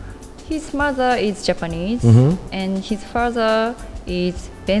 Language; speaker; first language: English; non-native, learner; Japanese